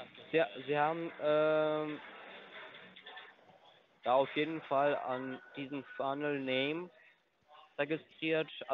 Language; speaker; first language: German; non-native, fluent; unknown